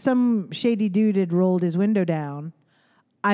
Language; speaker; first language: English; native; English